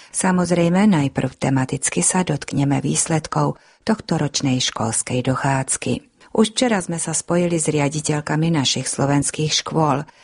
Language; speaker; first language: Slovak; early bilingual, heritage; Slovak